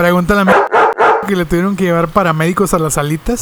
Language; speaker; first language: Spanish; native; Spanish